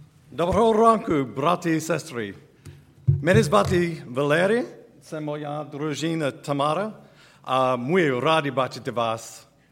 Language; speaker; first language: Ukrainian; non-native, learner; English